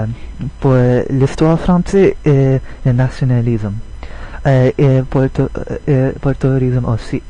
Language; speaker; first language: French; non-native, learner; English